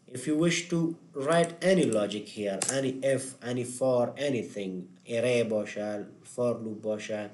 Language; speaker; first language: English; non-native, fluent; Persian